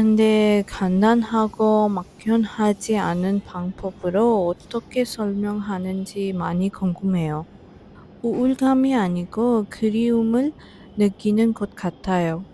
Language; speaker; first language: Korean; non-native, fluent; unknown